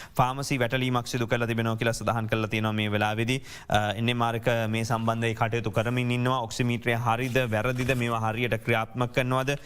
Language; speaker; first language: Sinhala; native; Sinhala